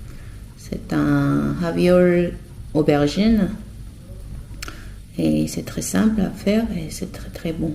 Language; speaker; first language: French; non-native, learner; Korean